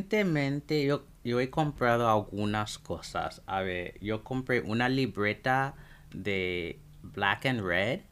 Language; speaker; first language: Spanish; non-native, fluent; English